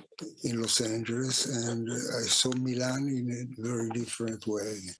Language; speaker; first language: English; non-native, fluent; Italian